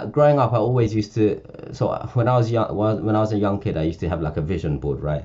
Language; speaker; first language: English; native; English